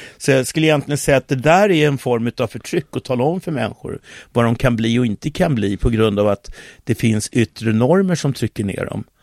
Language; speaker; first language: Swedish; early bilingual, other home language; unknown